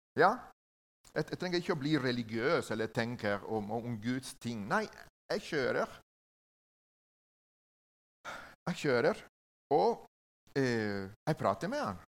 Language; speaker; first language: Norwegian; non-native, learner; Spanish